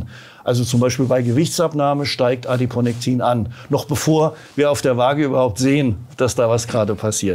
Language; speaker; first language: German; native; German